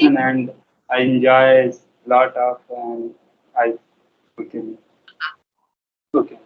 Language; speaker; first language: English; non-native, learner; Hindi